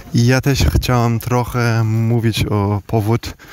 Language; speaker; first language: Polish; early bilingual, heritage; Polish